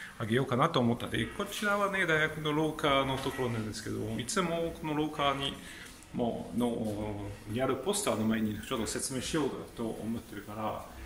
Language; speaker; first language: Japanese; non-native, fluent; French